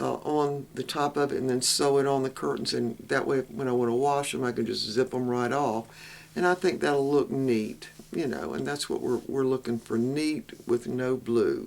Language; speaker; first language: English; native; English